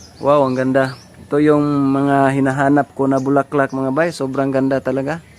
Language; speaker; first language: Filipino; non-native, local second language; Cebuano